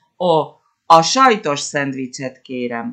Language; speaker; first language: Hungarian; early bilingual, heritage; Spanish